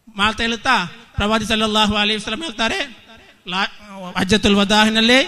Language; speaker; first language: Kannada; native; Kannada